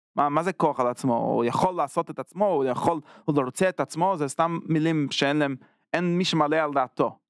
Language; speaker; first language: Hebrew; non-native, fluent; English